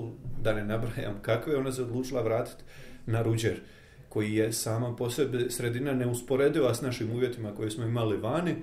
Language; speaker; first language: Serbian; native; Serbian